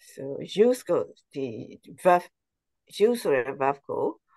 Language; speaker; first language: English; non-native, fluent; Burmese